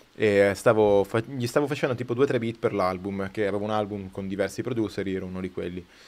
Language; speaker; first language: Italian; native; Italian